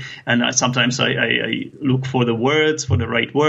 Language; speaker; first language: English; non-native, fluent; Czech